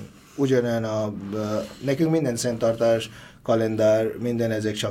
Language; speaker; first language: Hungarian; non-native, fluent; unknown